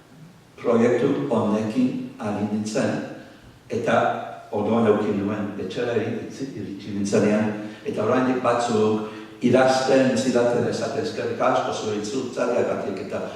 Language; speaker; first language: Basque; non-native, fluent; English